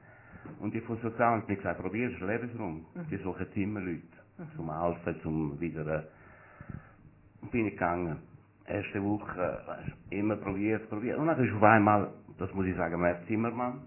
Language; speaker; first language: German; non-native, learner; Italian